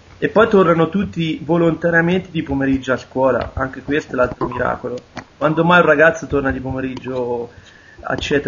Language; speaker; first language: Italian; native; Italian